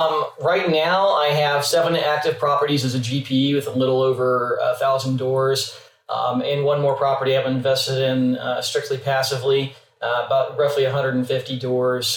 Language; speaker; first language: English; native; English